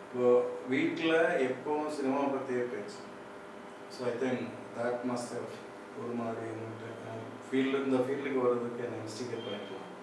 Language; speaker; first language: Tamil; non-native, local second language; Malayalam